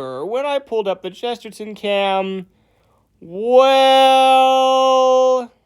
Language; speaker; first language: English; native; English